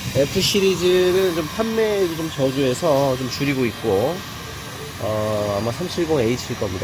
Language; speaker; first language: Korean; native; Korean